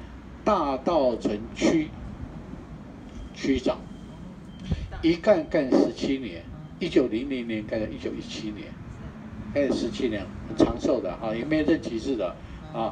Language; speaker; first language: Chinese; native; Chinese